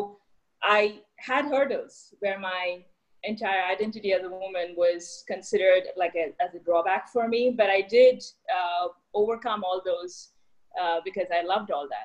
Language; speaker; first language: English; non-native, local second language; Bangla